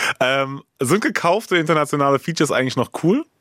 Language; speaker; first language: German; native; German